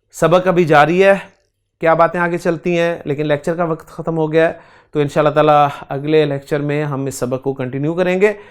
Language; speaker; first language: Urdu; native; Urdu